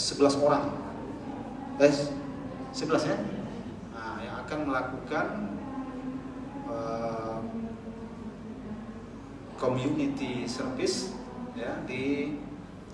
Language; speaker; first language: Indonesian; native; Indonesian